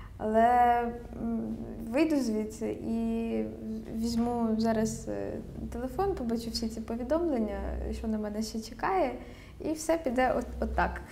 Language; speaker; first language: Ukrainian; native; Ukrainian